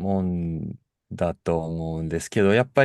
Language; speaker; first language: Japanese; non-native, fluent; Russian